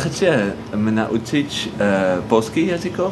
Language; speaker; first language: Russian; non-native, learner; Dutch